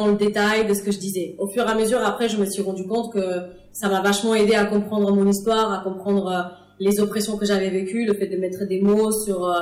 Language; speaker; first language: French; non-native, fluent; English